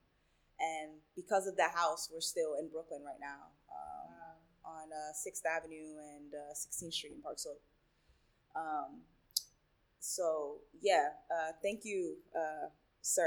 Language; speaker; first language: English; early bilingual, other home language; Spanish